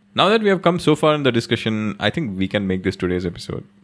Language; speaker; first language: English; non-native, local second language; Hindi